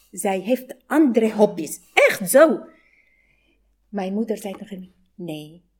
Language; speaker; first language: Dutch; non-native, learner; Arabic